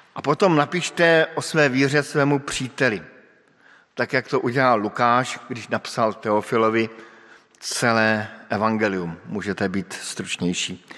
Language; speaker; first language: Czech; native; Czech